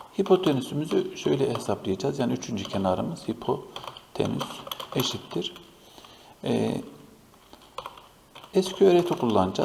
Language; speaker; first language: Turkish; native; Turkish